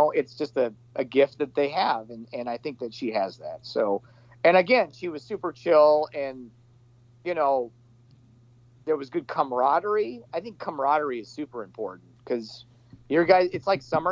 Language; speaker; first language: English; native; English